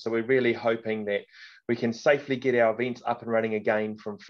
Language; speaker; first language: English; native; English